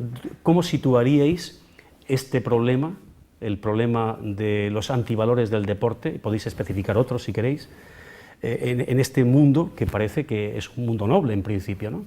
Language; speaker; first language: Spanish; native; Spanish